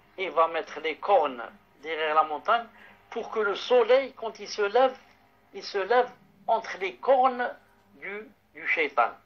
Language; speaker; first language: French; non-native, local second language; Arabic